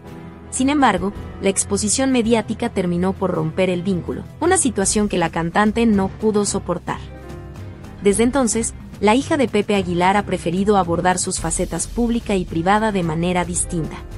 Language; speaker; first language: Spanish; native; Spanish